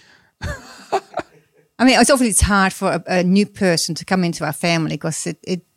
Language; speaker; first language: English; non-native, fluent; Dutch